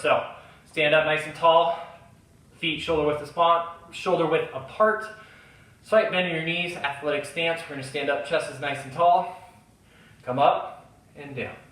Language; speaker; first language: English; native; English